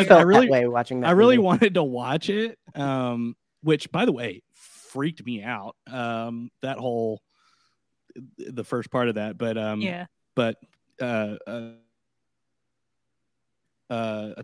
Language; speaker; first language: English; native; English